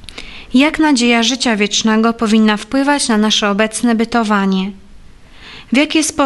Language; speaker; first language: Polish; native; Polish